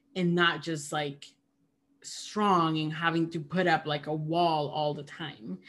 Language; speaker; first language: English; early bilingual, other home language; Spanish